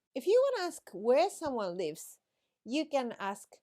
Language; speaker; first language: English; non-native, fluent; Japanese